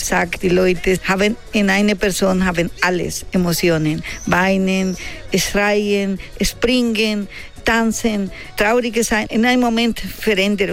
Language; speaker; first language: German; non-native, fluent; Spanish